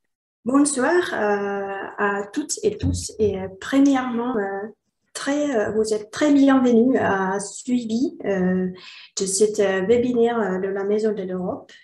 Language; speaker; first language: French; non-native, learner; Finnish